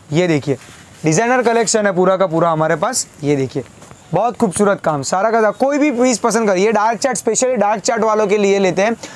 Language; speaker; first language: Hindi; non-native, local second language; Gujarati